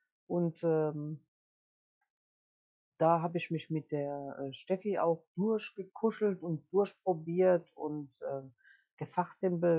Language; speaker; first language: German; native; German